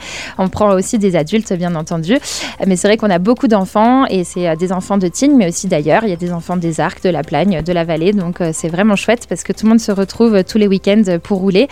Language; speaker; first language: French; native; French